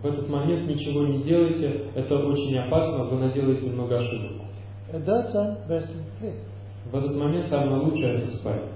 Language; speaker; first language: Russian; native; Russian